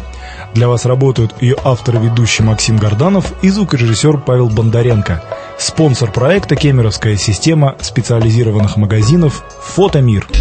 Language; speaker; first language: Russian; native; Russian